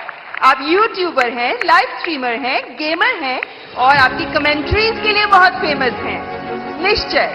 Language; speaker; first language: Hindi; native; Hindi